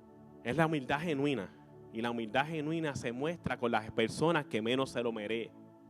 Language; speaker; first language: Spanish; native; Spanish